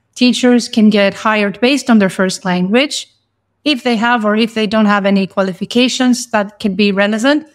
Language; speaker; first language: English; non-native, fluent; Greek